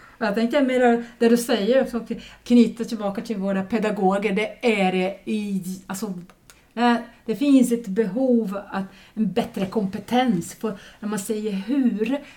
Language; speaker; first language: Swedish; non-native, fluent; Portuguese